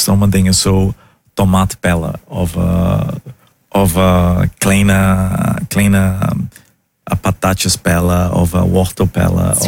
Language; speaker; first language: Dutch; non-native, fluent; Portuguese